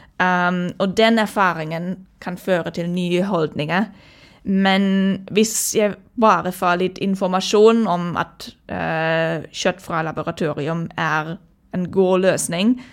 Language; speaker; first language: Norwegian; non-native, fluent; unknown